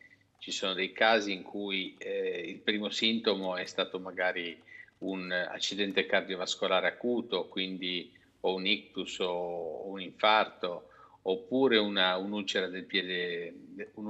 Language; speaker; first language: Italian; native; Italian